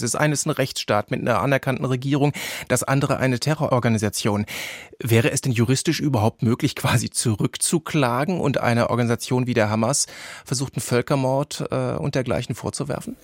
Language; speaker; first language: German; native; German